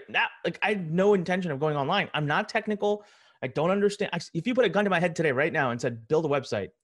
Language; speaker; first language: English; early bilingual, other home language; Hindi